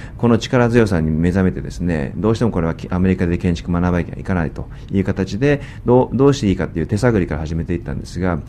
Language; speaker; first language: Japanese; native; Japanese